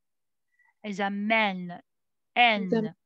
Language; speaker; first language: French; non-native, fluent; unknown